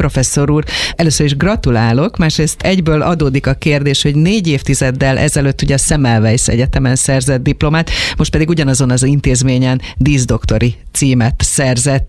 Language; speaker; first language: Hungarian; native; Hungarian